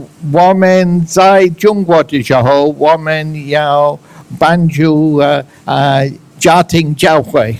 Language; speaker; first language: Chinese; non-native, learner; English